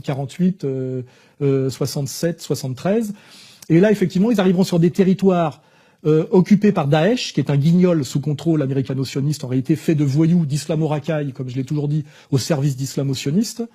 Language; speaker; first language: French; native; French